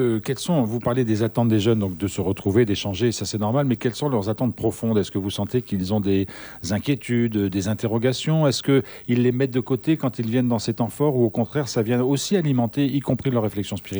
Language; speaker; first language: French; native; French